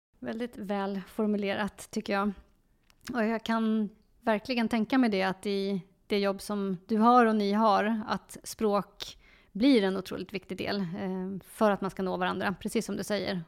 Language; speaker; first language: Swedish; native; Swedish